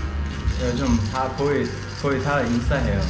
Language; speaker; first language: Korean; non-native, fluent; Uzbek